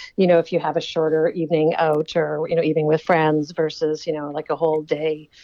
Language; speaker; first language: English; native; English